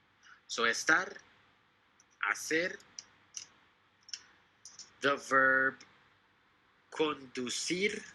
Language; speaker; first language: Spanish; non-native, fluent; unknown